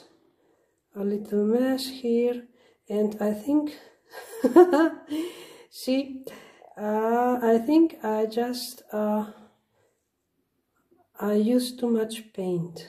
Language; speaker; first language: English; non-native, learner; Slovenian